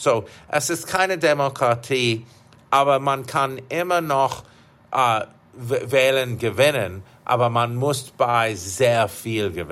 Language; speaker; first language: German; non-native, fluent; English